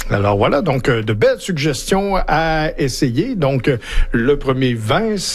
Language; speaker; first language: French; native; French